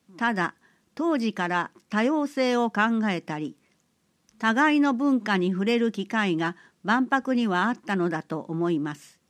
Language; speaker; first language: Japanese; early bilingual, other home language; Persian